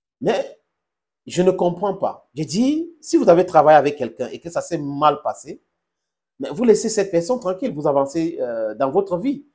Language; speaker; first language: French; non-native, local second language; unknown